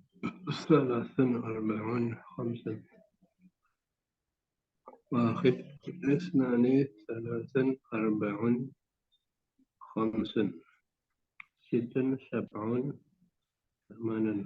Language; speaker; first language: Arabic; non-native, learner; Indonesian